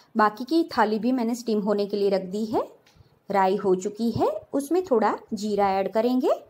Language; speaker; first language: Hindi; non-native, local second language; Gujarati